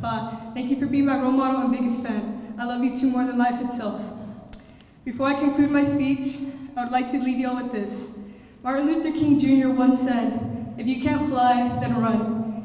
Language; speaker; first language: English; early bilingual, other home language; Spanish